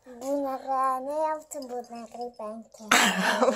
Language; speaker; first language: Turkish; early bilingual, heritage; Turkish